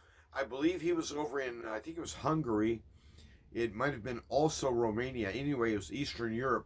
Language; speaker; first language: English; native; English